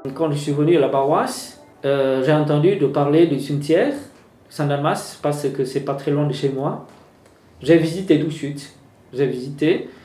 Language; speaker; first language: French; non-native, fluent; Vietnamese